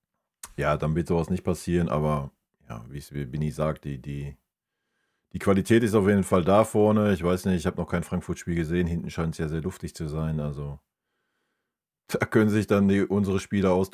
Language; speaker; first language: German; native; German